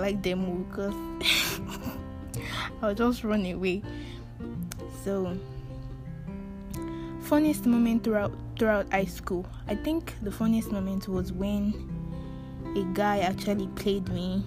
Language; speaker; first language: English; non-native, local second language; Yoruba